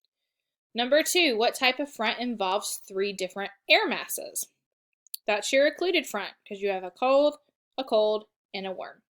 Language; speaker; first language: English; native; English